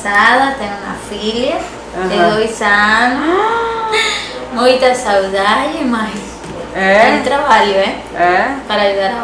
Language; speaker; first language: Portuguese; non-native, learner; Spanish